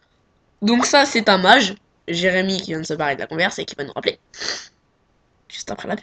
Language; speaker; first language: French; native; French